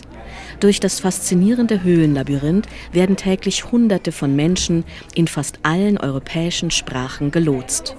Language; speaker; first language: German; native; German